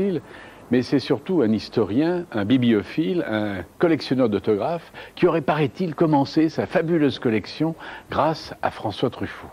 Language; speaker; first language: French; native; French